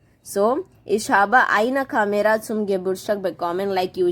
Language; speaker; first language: German; non-native, fluent; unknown